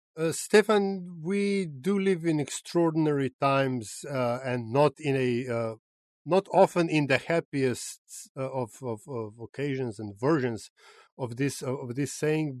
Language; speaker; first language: English; non-native, fluent; Slovenian